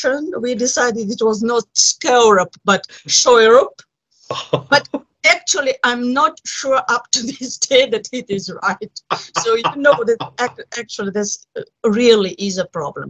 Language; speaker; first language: English; non-native, fluent; Russian